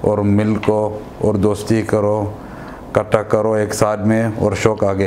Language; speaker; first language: Hindi; non-native, learner; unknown